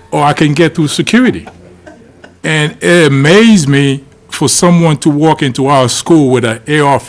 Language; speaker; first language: English; non-native, fluent; Haitian Creole